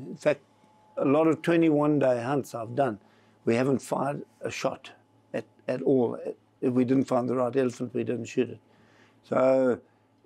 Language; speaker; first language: English; native; English